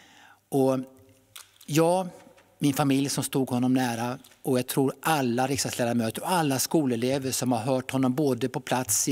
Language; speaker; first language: Swedish; native; Swedish